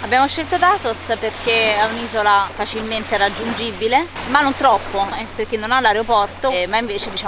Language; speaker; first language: Italian; native; Italian